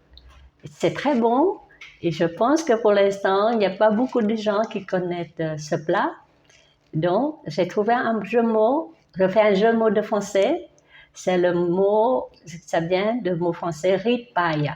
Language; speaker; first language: French; non-native, learner; Vietnamese